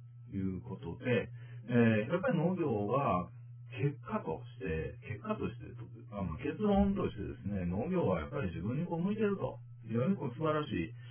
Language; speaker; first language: Japanese; native; Japanese